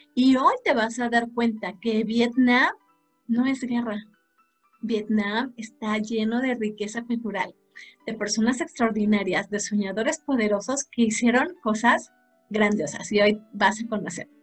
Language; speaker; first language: Spanish; native; Spanish